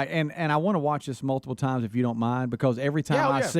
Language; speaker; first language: English; native; English